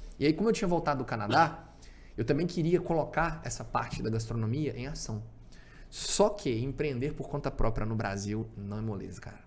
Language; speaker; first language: Portuguese; native; Portuguese